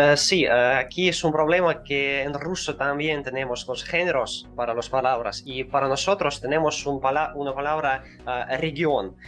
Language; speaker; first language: Spanish; non-native, learner; Russian